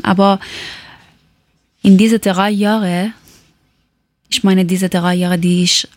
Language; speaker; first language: German; non-native, learner; Persian